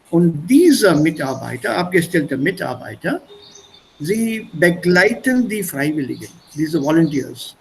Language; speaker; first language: German; non-native, fluent; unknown